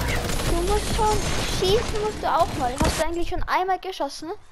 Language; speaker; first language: German; native; German